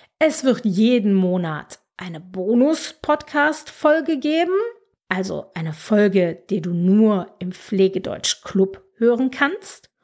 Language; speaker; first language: German; native; German